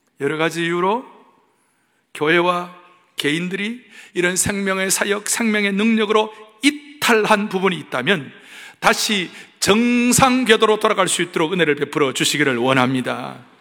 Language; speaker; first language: Korean; native; Korean